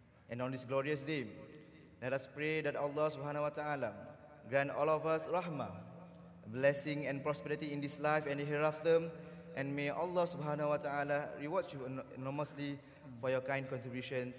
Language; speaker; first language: English; non-native, local second language; Malay